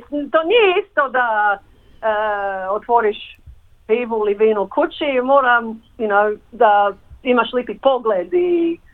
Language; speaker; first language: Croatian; early bilingual, heritage; English